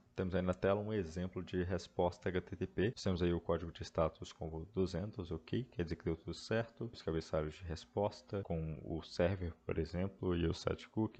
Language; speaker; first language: Portuguese; native; Portuguese